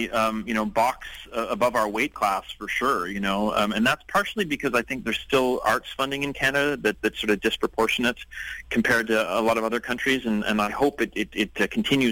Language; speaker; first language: English; native; English